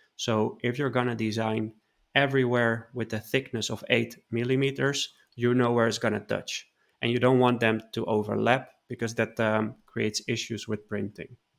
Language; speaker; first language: English; non-native, fluent; Dutch